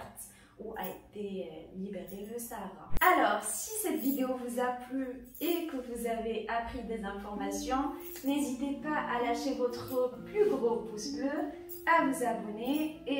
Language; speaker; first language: French; non-native, local second language; Arabic